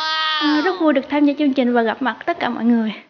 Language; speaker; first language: Vietnamese; native; Vietnamese